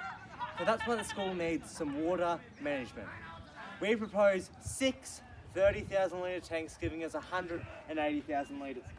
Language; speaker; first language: English; native; English